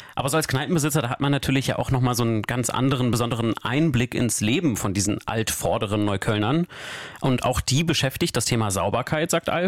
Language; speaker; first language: German; native; German